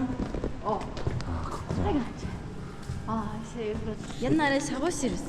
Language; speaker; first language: Korean; non-native, learner; Persian